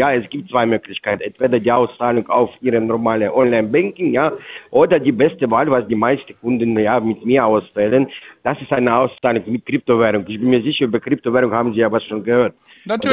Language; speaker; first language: German; non-native, fluent; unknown